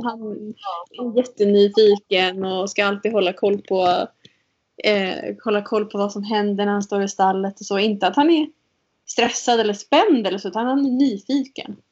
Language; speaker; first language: Swedish; native; Swedish